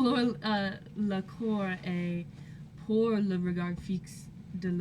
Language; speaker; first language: French; non-native, learner; English